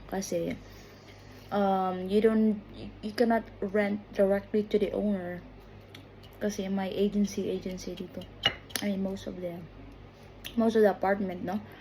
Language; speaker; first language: English; non-native, local second language; Cebuano